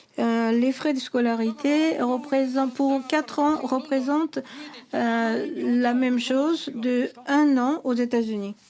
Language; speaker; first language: French; non-native, fluent; Japanese